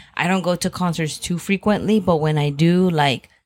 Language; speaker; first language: English; native; English